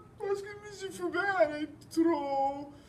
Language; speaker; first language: French; non-native, learner; English